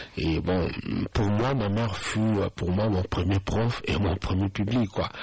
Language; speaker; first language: French; non-native, local second language; Lingala